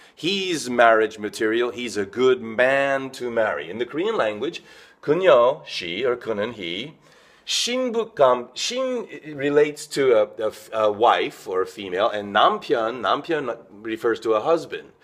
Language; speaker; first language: English; native; English